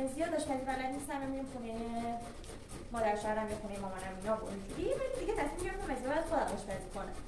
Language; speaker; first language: Persian; non-native, local second language; Azerbaijani